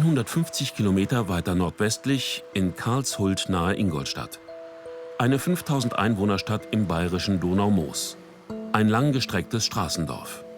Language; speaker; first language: German; native; German